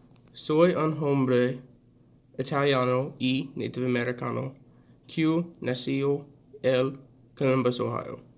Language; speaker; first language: Spanish; non-native, learner; English